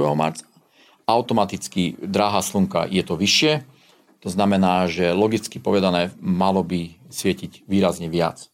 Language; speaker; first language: Slovak; non-native, local second language; Hungarian